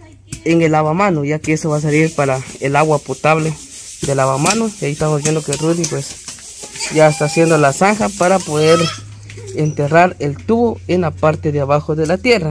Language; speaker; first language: Spanish; native; Spanish